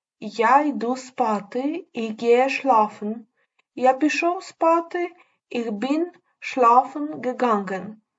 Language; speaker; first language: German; non-native, learner; Ukrainian